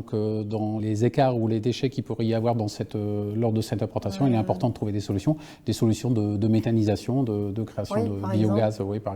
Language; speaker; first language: French; native; French